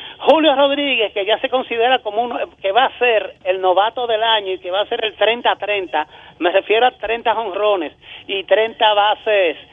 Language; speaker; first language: Spanish; native; Spanish